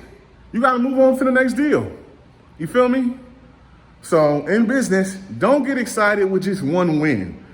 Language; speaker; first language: English; native; English